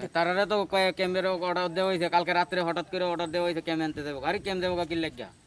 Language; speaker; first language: Bangla; non-native, local second language; Kok Borok